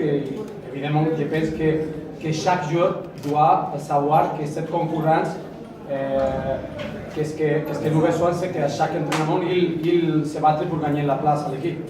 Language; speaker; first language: French; non-native, fluent; Spanish